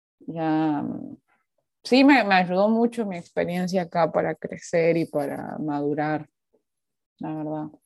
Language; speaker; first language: Spanish; native; Spanish